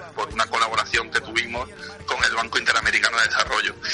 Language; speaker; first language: Spanish; native; Spanish